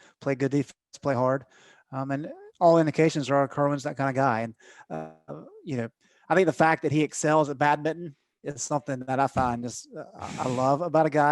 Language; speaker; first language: English; native; English